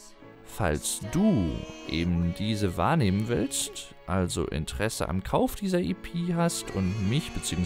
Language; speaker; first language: German; native; German